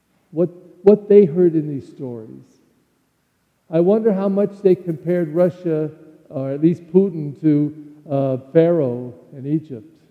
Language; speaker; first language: English; native; English